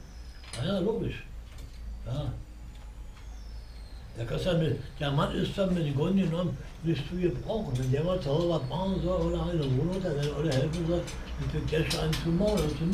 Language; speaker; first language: German; native; German